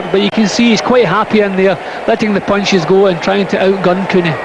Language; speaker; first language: English; native; English